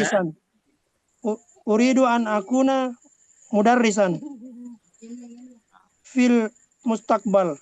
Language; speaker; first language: Arabic; non-native, learner; Indonesian